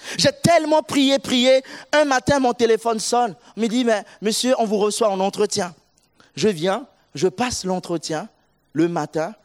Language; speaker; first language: French; non-native, local second language; Sango